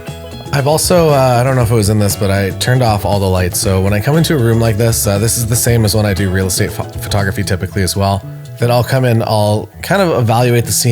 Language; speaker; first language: English; native; English